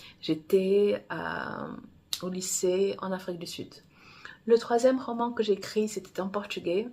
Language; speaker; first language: French; non-native, fluent; Portuguese